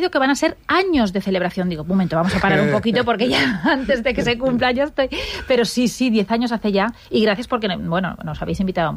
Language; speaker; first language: Spanish; native; Spanish